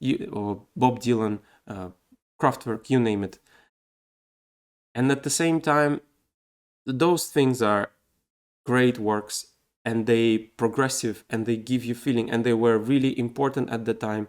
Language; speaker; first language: English; non-native, fluent; Russian